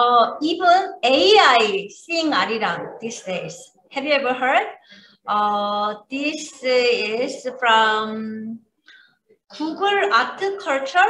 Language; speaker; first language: English; non-native, learner; Korean